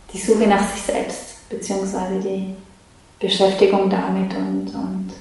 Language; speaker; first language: German; early bilingual, other home language; Polish